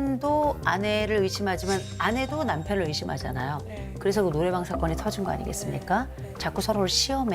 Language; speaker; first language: Korean; native; Korean